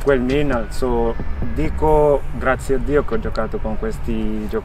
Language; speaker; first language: Italian; non-native, learner; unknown